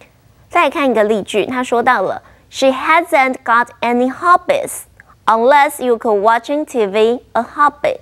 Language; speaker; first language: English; non-native, fluent; Chinese